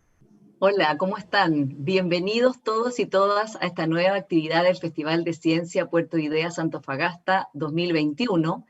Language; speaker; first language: Spanish; native; Spanish